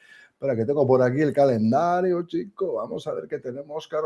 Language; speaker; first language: Spanish; native; Spanish